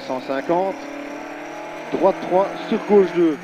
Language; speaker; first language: French; native; French